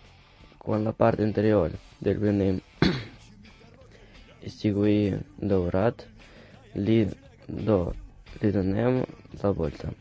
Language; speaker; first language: Catalan; non-native, learner; Russian